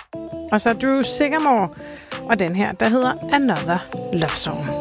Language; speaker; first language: Danish; native; Danish